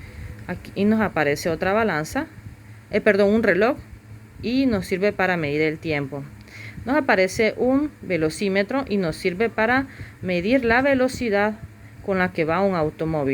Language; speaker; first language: Spanish; native; Spanish